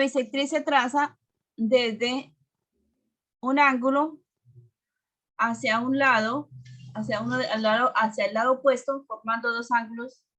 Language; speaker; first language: Spanish; native; Spanish